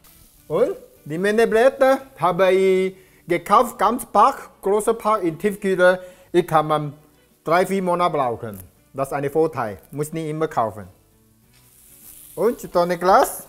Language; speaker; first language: German; non-native, learner; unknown